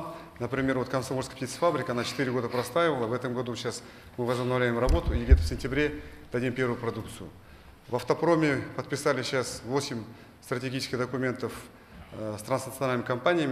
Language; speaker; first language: Russian; non-native, local second language; Kazakh